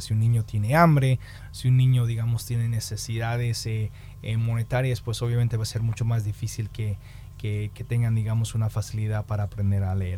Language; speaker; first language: Spanish; native; Spanish